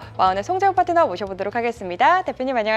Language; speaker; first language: Korean; native; Korean